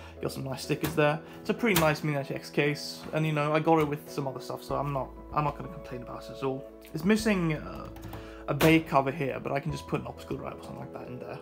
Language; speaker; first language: English; non-native, fluent; Swedish